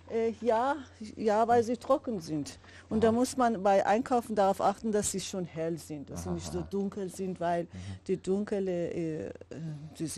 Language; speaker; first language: German; non-native, learner; Persian